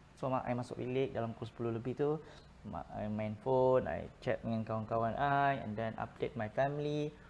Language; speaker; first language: Malay; early bilingual, other home language; Filipino